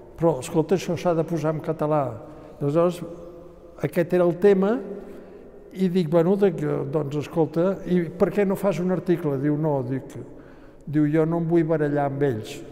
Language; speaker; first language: Catalan; native; Catalan